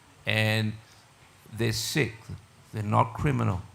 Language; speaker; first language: English; native; English